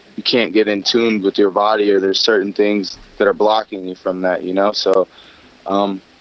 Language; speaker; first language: English; native; English